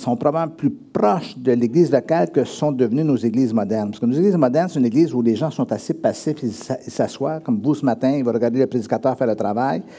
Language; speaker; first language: French; native; French